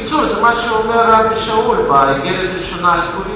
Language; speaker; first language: Hebrew; non-native, fluent; Russian